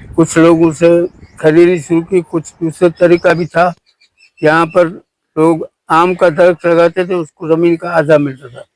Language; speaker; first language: Urdu; non-native, local second language; Sindhi